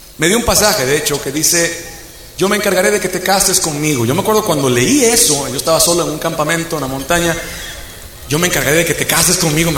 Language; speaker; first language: Spanish; native; Spanish